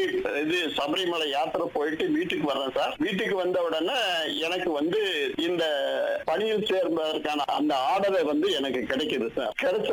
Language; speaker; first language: Tamil; native; Tamil